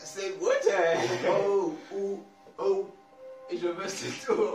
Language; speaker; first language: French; non-native, learner; English